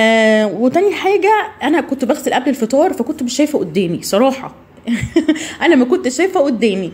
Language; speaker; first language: Arabic; native; Arabic